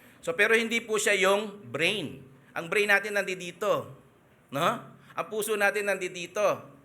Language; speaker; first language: Filipino; native; Filipino